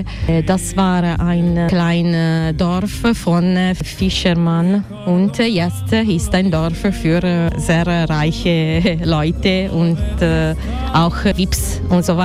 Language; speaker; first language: German; non-native, learner; Italian